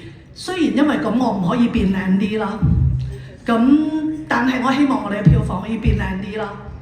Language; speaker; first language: Cantonese; native; Cantonese